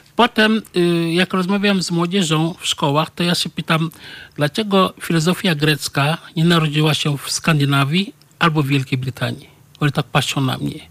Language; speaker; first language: Polish; non-native, fluent; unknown